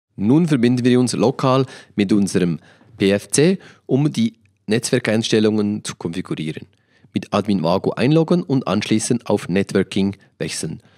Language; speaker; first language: German; native; German